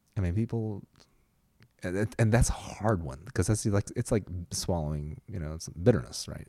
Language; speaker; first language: English; early bilingual, other home language; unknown